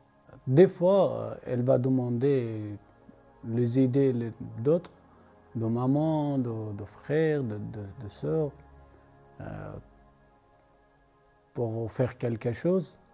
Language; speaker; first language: French; non-native, learner; Persian